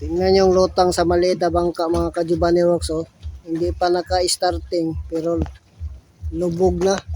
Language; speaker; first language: Filipino; non-native, local second language; Cebuano